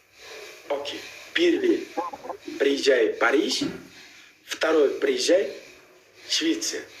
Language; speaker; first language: Russian; non-native, learner; Uzbek